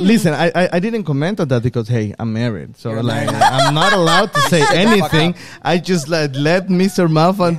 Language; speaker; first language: English; non-native, fluent; Spanish